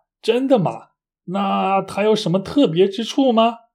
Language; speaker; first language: Chinese; native; Chinese